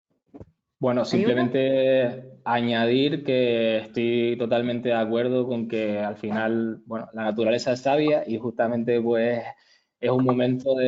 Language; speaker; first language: Spanish; native; Spanish